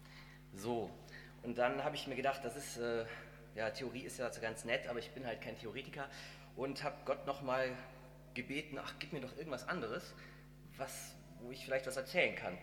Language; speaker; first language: German; native; German